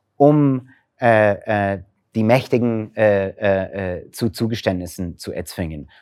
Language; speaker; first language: German; non-native, fluent; English